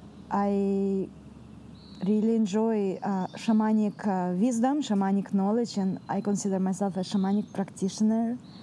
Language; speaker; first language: English; non-native, fluent; Russian